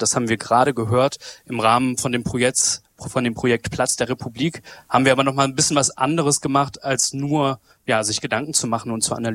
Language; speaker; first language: German; native; German